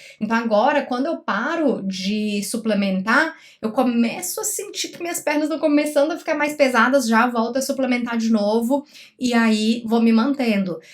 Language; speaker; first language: Portuguese; native; Portuguese